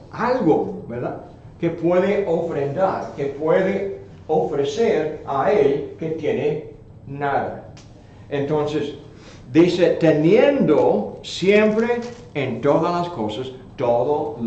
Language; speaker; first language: Spanish; non-native, fluent; English